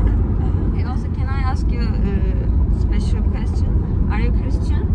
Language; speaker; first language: English; non-native, learner; Turkish